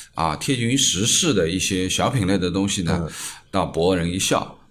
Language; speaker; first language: Chinese; native; Chinese